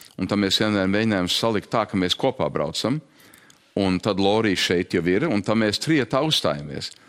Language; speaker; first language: Latvian; early bilingual, heritage; Latvian